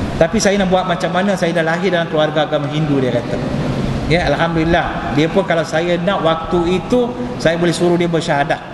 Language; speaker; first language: Malay; non-native, local second language; Tamil